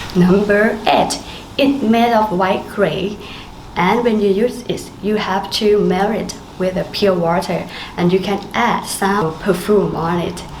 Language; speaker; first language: English; non-native, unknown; Thai